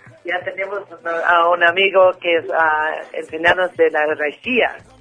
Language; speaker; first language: Spanish; non-native, learner; English